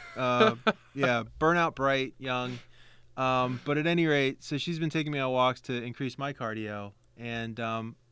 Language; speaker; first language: English; native; English